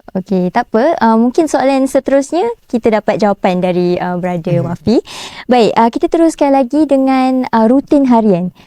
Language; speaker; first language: Malay; native; Malay